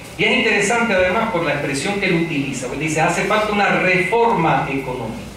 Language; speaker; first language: Spanish; native; Spanish